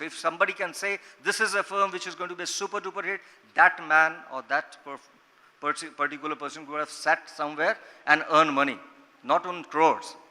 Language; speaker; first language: English; non-native, local second language; Bangla